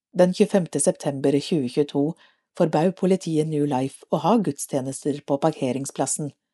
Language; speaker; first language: Norwegian; native; Norwegian